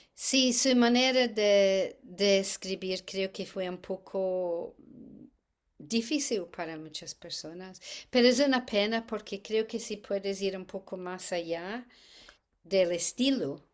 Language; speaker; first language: Spanish; non-native, fluent; English